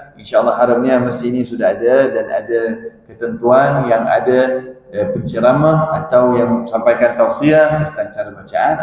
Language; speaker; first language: Malay; non-native, fluent; Arabic